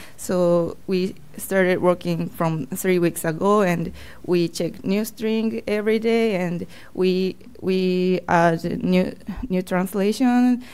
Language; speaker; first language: English; non-native, learner; Japanese